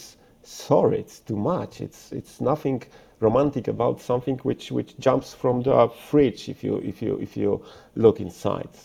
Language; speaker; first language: English; non-native, fluent; Polish